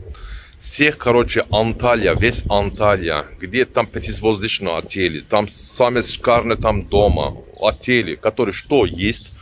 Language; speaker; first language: Russian; non-native, learner; Turkish